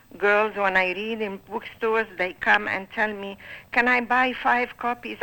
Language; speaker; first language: English; non-native, fluent; Arabic